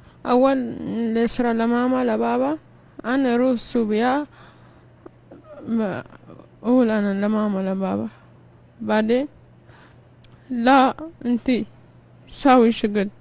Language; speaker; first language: Arabic; non-native, learner; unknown